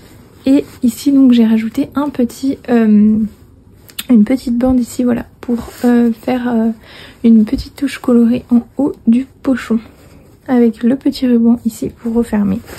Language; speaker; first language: French; native; French